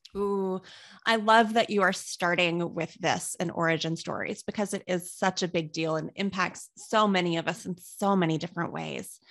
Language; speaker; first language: English; native; English